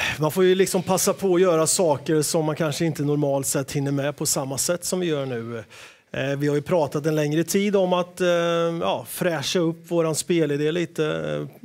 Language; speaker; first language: Swedish; native; Swedish